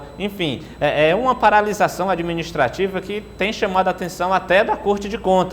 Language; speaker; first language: Portuguese; native; Portuguese